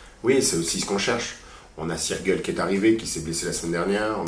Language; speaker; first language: French; native; French